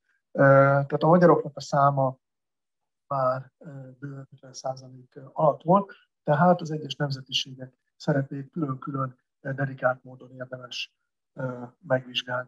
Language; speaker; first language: Hungarian; native; Hungarian